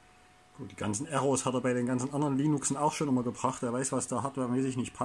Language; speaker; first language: German; native; German